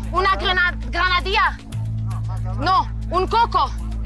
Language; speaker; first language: Spanish; non-native, learner; Romanian